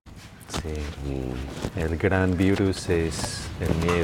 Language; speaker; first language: Spanish; non-native, fluent; English